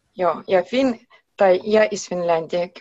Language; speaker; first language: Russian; non-native, fluent; Finnish